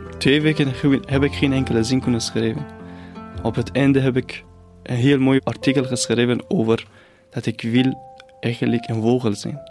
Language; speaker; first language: Dutch; non-native, fluent; Persian